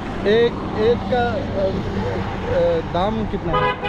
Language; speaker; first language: Hindi; non-native, learner; Bangla